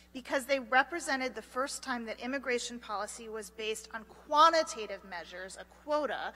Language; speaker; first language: English; native; English